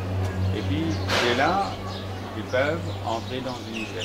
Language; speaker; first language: French; non-native, local second language; Morisyen